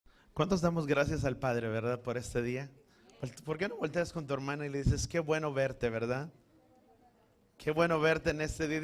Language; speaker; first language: Spanish; native; Spanish